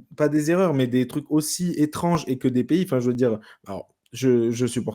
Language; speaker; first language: French; native; French